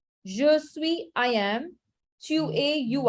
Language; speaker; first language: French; non-native, fluent; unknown